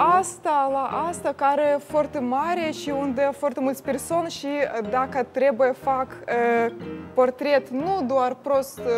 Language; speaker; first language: Romanian; non-native, learner; Russian